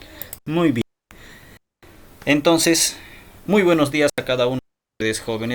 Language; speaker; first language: Spanish; native; Spanish